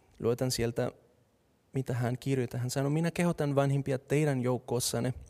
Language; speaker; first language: Finnish; non-native, fluent; Spanish